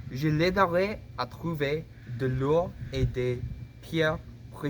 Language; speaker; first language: French; non-native, learner; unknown